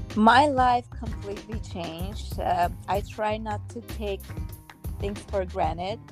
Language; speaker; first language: English; early bilingual, other home language; Armenian